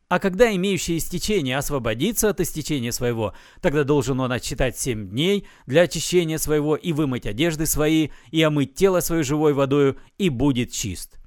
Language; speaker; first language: Russian; native; Russian